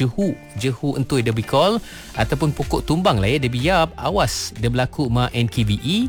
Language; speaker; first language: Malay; non-native, local second language; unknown